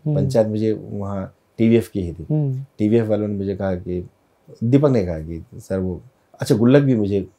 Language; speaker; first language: Hindi; native; Hindi